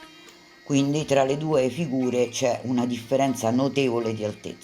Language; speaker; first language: Italian; native; Italian